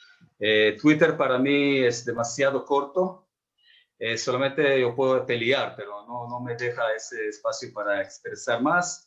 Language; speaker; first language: Spanish; non-native, fluent; Hebrew